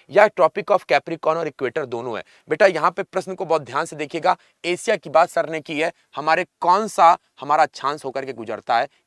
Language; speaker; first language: Hindi; native; Hindi